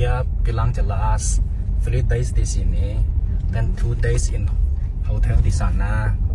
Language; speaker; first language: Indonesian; non-native, learner; Chinese